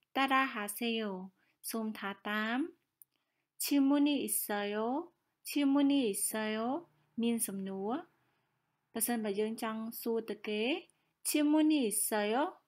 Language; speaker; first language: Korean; non-native, fluent; Khmer